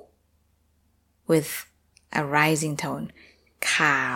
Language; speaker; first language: English; non-native, fluent; Thai